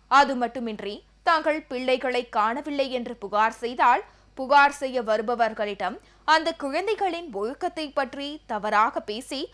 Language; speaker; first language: Tamil; native; Tamil